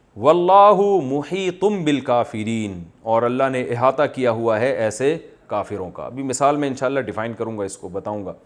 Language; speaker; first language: Urdu; native; Urdu